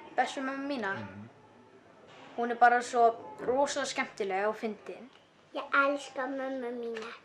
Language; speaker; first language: Icelandic; non-native, local second language; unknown